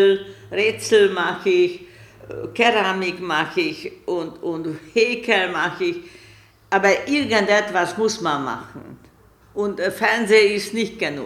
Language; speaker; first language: German; non-native, learner; Hungarian